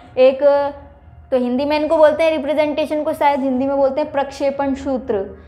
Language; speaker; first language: Hindi; native; Hindi